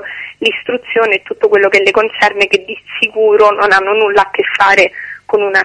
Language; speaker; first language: Italian; native; Italian